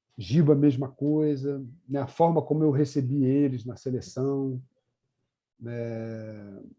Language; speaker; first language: Portuguese; native; Portuguese